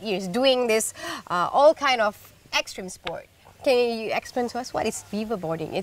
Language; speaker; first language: English; non-native, local second language; Malay